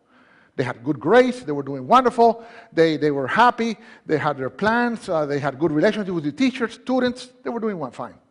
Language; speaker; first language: English; non-native, fluent; Spanish